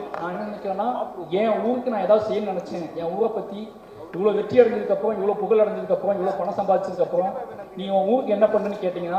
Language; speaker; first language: Tamil; native; Tamil